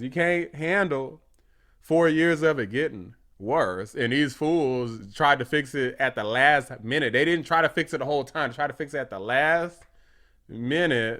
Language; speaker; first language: English; native; English